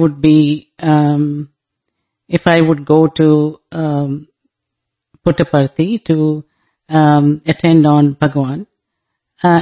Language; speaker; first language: English; non-native, local second language; Telugu